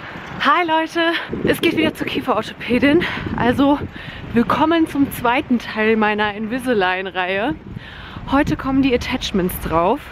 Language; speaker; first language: German; native; German